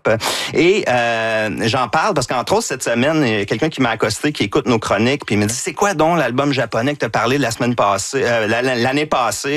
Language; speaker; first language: French; native; French